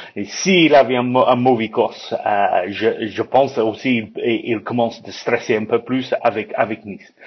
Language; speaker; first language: French; non-native, learner; English